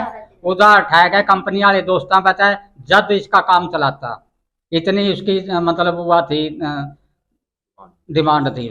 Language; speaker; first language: Hindi; non-native, local second language; Haryanvi